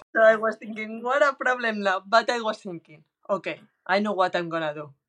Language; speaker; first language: English; non-native, learner; Spanish